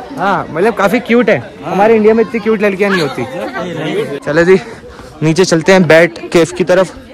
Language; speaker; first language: Hindi; native; Hindi